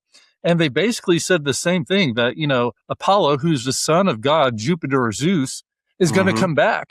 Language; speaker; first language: English; native; English